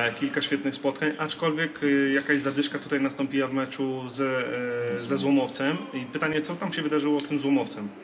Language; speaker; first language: Polish; native; Polish